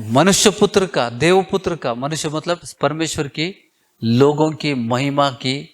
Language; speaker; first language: Hindi; non-native, local second language; Kannada